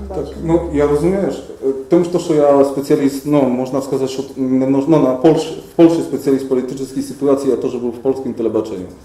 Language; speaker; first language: Ukrainian; non-native, learner; Polish